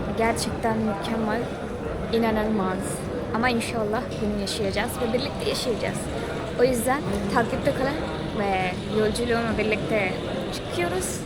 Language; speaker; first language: Turkish; non-native, learner; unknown